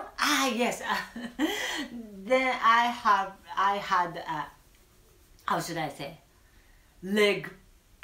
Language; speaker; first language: English; non-native, learner; Japanese